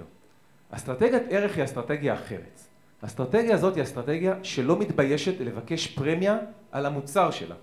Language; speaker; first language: Hebrew; native; Hebrew